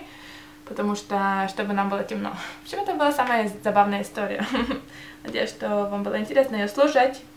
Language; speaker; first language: Russian; early bilingual, heritage; Russian